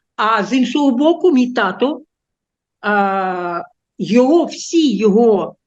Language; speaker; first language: Ukrainian; non-native, local second language; Russian